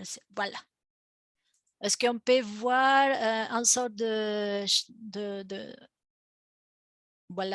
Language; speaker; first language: French; non-native, fluent; Spanish